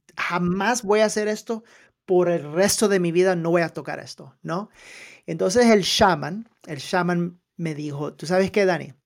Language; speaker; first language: Spanish; early bilingual, heritage; Spanish